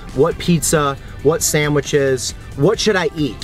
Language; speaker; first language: English; native; English